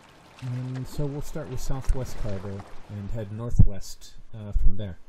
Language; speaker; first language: English; native; English